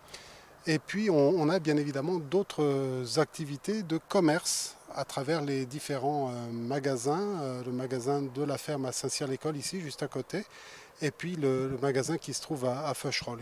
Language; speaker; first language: French; native; French